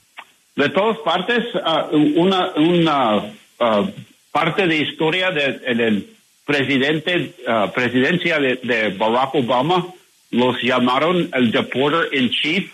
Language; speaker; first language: Spanish; non-native, learner; English